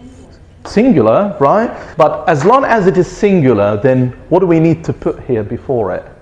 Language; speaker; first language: English; non-native, fluent; Arabic